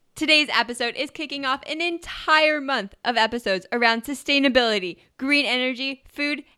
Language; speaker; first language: English; native; English